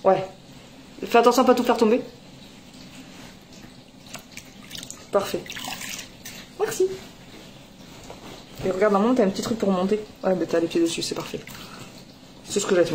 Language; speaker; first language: French; native; French